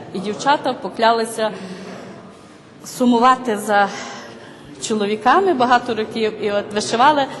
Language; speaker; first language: Ukrainian; native; Ukrainian